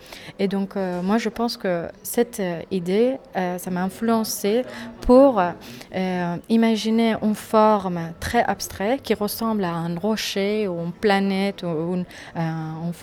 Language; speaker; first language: French; non-native, fluent; Persian